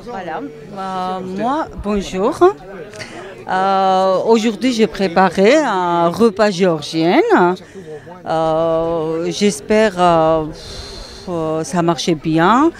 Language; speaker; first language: French; non-native, learner; Georgian